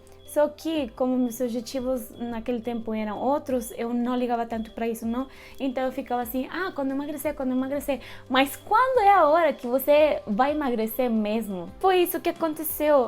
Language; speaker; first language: Portuguese; non-native, fluent; Spanish